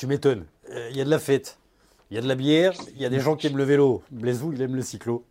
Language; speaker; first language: French; native; French